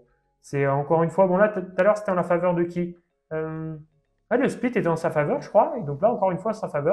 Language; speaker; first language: French; native; French